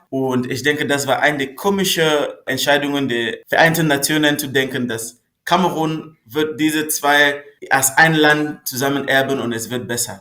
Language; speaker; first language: German; non-native, fluent; Northern Sotho